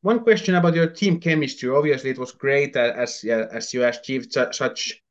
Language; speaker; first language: English; non-native, fluent; Finnish